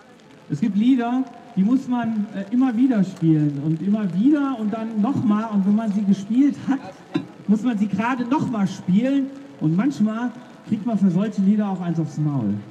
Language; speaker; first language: German; native; German